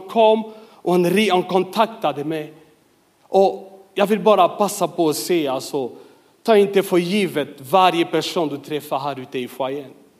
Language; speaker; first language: Swedish; non-native, fluent; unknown